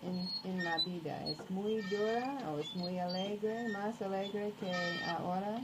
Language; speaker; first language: Spanish; non-native, learner; English